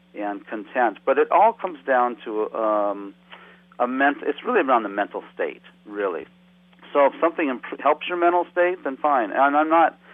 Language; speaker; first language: English; native; English